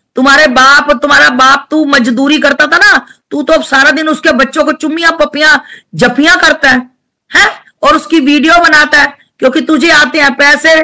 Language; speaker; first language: Hindi; native; Hindi